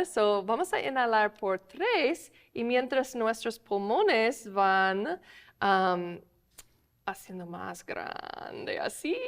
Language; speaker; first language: Spanish; non-native, fluent; English